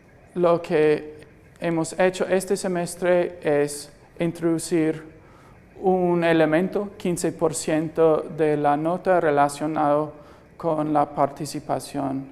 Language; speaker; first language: Spanish; non-native, fluent; English